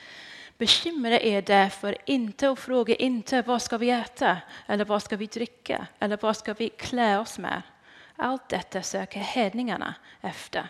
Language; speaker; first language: Swedish; non-native, fluent; English